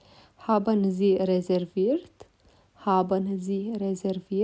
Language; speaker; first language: German; non-native, fluent; Romanian